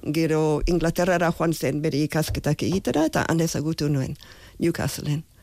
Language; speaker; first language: Basque; early bilingual, other home language; English